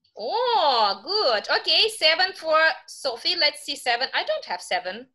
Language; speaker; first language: English; non-native, fluent; Russian